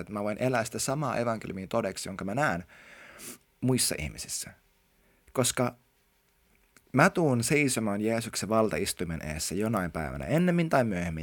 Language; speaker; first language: Finnish; native; Finnish